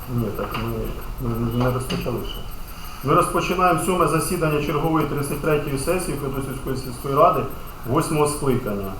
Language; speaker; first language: Ukrainian; native; Ukrainian